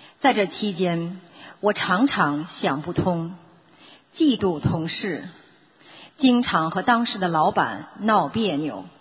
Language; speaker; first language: Chinese; native; Chinese